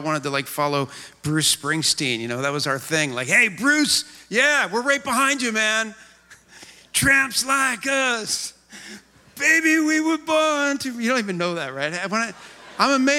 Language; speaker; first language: English; native; English